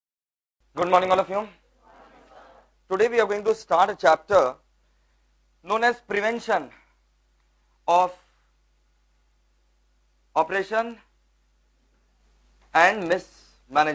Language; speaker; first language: English; non-native, local second language; Hindi